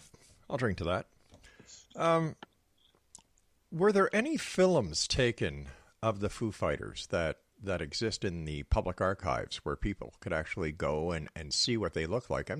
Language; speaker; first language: English; native; English